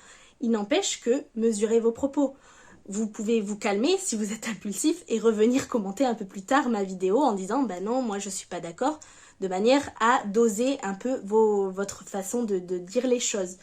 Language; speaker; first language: French; native; French